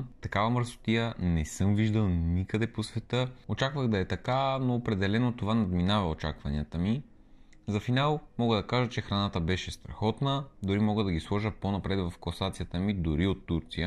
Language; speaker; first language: Bulgarian; native; Bulgarian